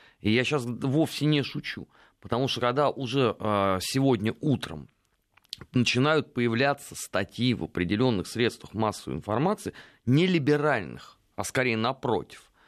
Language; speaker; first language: Russian; native; Russian